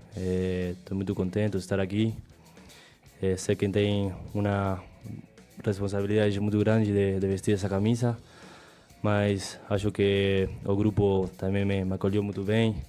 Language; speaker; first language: Portuguese; non-native, fluent; Spanish